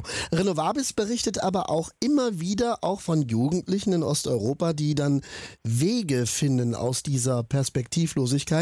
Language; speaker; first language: German; native; German